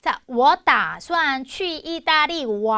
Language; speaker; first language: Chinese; non-native, fluent; Korean